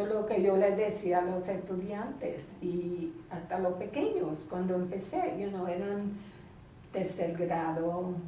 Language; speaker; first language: Spanish; early bilingual, heritage; Spanish